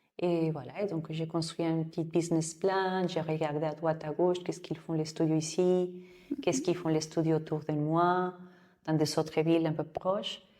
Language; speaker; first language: French; non-native, fluent; Spanish